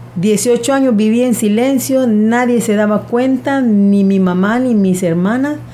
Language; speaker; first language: Spanish; native; Spanish